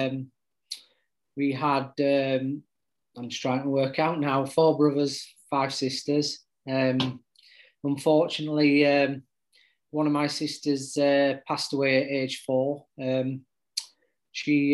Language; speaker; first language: English; native; English